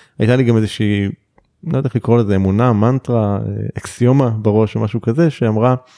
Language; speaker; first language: Hebrew; native; Hebrew